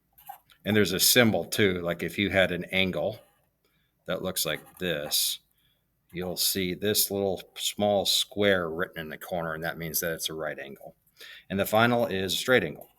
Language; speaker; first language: English; native; English